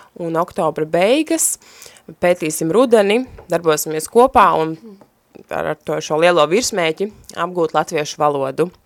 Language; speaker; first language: Latvian; native; Latvian